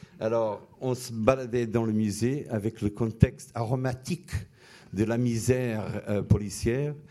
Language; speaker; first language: French; non-native, fluent; Portuguese